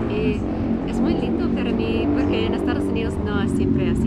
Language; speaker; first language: Spanish; non-native, learner; English